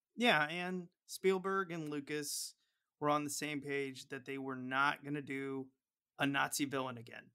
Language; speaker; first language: English; native; English